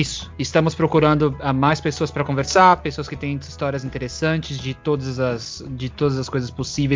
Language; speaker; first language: Portuguese; native; Portuguese